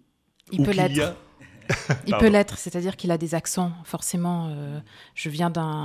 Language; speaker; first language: French; early bilingual, other home language; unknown